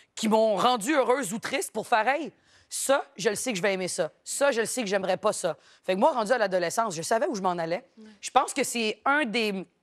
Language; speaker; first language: French; native; French